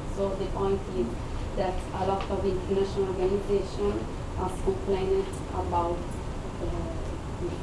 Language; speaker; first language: English; non-native, fluent; Italian